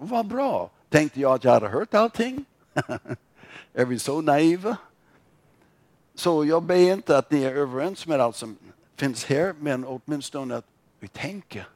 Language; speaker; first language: Swedish; non-native, fluent; English